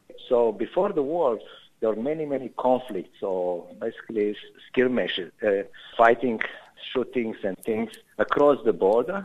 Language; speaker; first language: English; non-native, fluent; Romanian